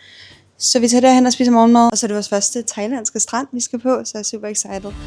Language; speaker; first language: Danish; native; Danish